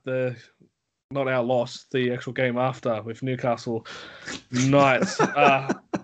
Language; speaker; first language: English; native; English